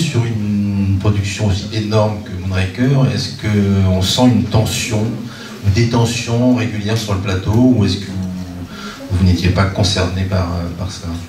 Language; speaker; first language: French; native; French